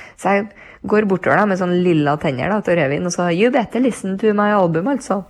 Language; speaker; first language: Norwegian; native; Norwegian